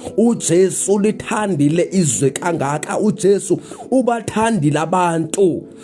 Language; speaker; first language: Zulu; non-native, local second language; Xhosa